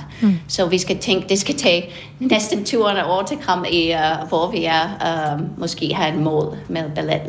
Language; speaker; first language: Danish; non-native, fluent; English